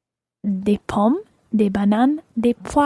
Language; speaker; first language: French; non-native, learner; English